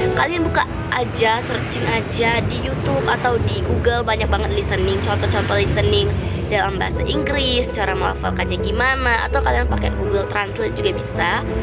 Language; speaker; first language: Indonesian; native; Indonesian